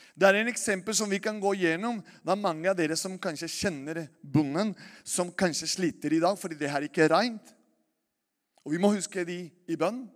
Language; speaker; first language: Norwegian; non-native, fluent; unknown